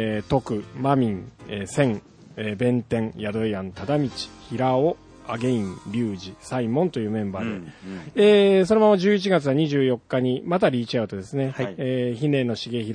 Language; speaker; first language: Japanese; native; Japanese